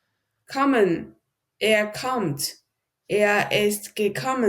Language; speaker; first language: German; non-native, learner; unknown